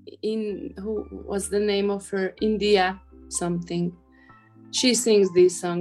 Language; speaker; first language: English; non-native, fluent; Hungarian